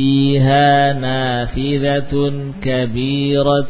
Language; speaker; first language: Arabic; non-native, fluent; Indonesian